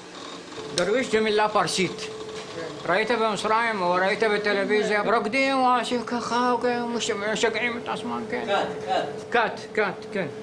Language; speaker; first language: Hebrew; non-native, fluent; Arabic